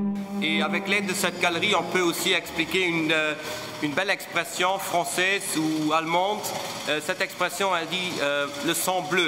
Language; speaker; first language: French; non-native, local second language; Luxembourgish